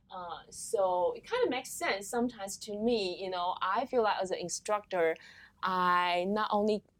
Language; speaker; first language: English; non-native, fluent; Chinese